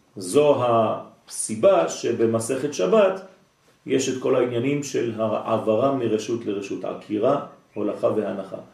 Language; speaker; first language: Hebrew; non-native, fluent; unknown